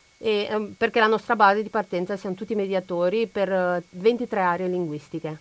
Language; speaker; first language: Italian; non-native, fluent; Romanian